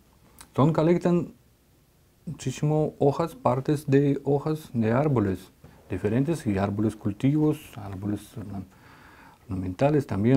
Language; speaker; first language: Spanish; non-native, fluent; Russian